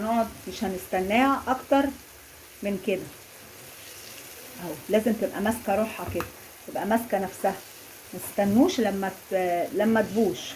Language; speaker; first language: Arabic; native; Arabic